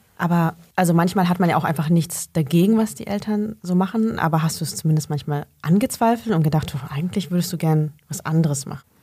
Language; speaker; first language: German; early bilingual, other home language; Vietnamese